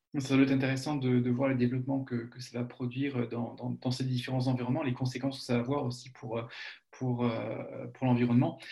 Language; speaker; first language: French; native; French